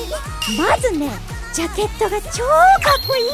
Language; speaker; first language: Japanese; native; Japanese